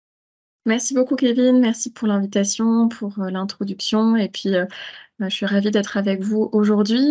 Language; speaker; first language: French; native; French